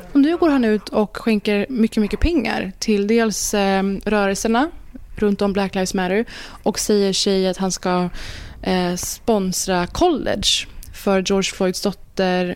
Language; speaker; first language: Swedish; early bilingual, other home language; Persian